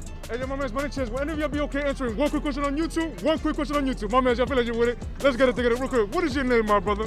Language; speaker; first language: English; early bilingual, other home language; Spanish